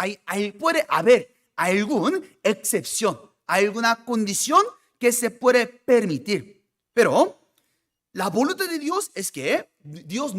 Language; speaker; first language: Spanish; non-native, fluent; Korean